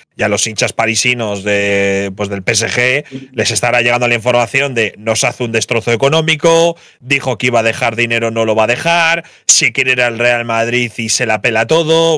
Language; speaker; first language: Spanish; native; Spanish